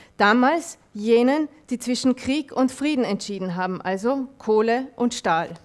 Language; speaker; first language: German; non-native, fluent; French